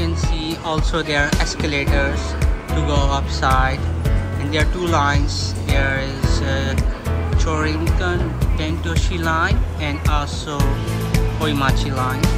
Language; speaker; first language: English; non-native, local second language; Urdu